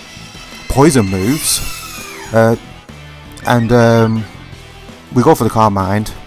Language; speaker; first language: English; native; English